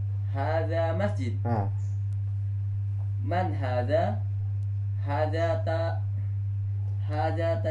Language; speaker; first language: Arabic; non-native, learner; Indonesian